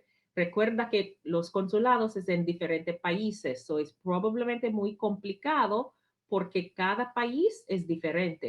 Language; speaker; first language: Spanish; non-native, fluent; English